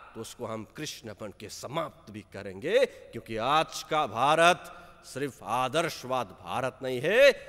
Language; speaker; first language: Hindi; non-native, local second language; Nepali